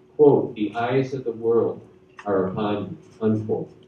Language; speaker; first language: English; native; English